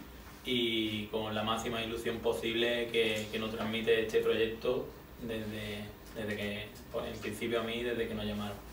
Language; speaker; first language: Spanish; native; Spanish